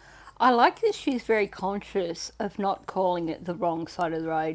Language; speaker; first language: English; native; English